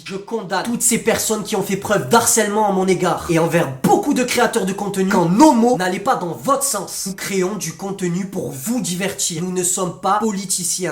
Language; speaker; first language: French; native; French